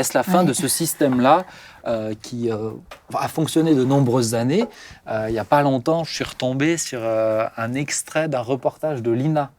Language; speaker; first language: French; native; French